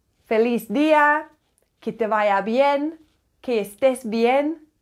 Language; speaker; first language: Spanish; non-native, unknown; English